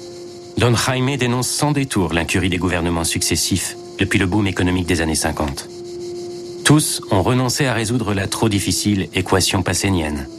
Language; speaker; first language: French; native; French